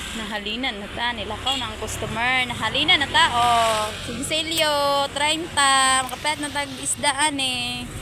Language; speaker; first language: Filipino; non-native, local second language; Cebuano